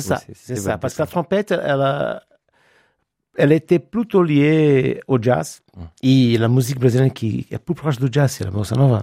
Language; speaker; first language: French; non-native, fluent; Portuguese